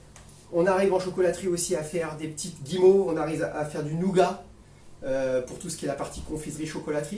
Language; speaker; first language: French; native; French